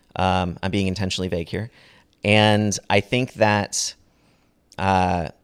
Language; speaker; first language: English; native; English